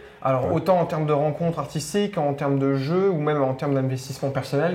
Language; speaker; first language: French; native; French